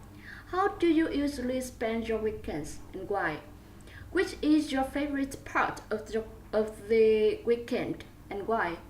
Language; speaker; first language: English; non-native, learner; Vietnamese